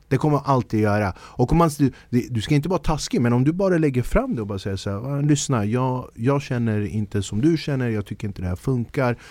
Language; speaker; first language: Swedish; early bilingual, other home language; Kurdish